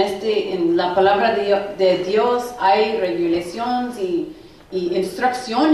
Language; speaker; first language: Spanish; non-native, learner; English